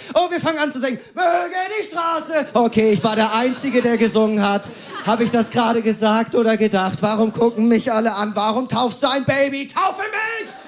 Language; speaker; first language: German; native; German